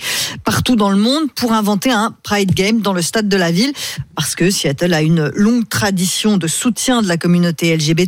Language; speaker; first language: French; native; French